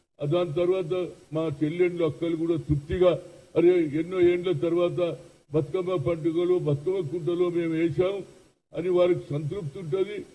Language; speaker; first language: Telugu; native; Telugu